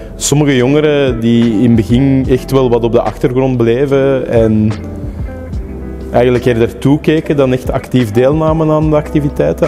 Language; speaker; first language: Dutch; native; Dutch